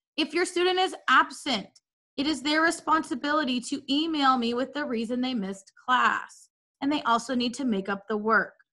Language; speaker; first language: English; native; English